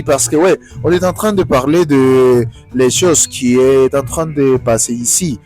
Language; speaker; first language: French; non-native, learner; Spanish